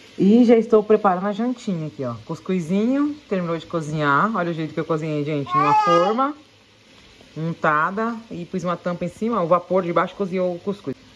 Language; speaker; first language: Portuguese; native; Portuguese